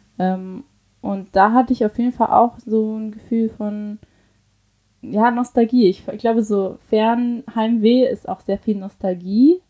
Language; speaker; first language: German; early bilingual, other home language; Chinese